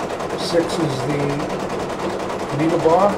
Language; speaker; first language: English; native; English